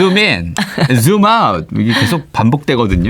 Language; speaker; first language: Korean; native; Korean